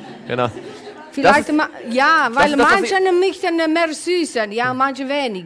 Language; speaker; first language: German; non-native, learner; Italian